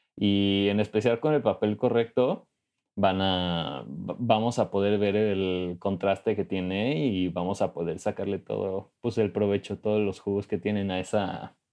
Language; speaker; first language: Spanish; native; Spanish